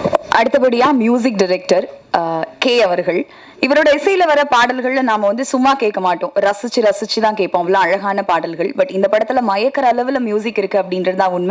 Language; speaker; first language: Tamil; native; Tamil